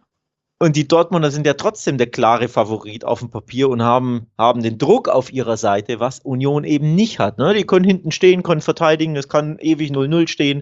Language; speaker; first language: German; native; German